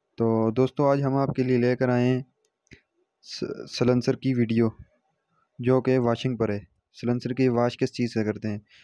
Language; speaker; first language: Urdu; non-native, local second language; Northern Hindko